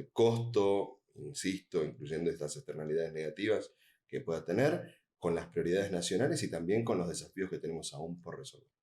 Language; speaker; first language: Spanish; native; Spanish